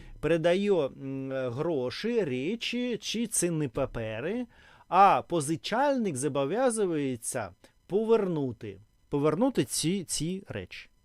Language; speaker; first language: Ukrainian; non-native, learner; Russian